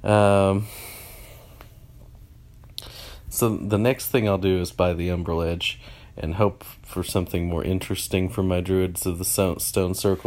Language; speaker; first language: English; native; English